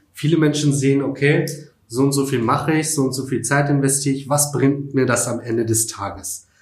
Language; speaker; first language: German; native; German